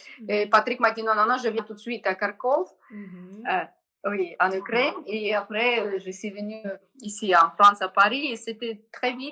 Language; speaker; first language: French; non-native, learner; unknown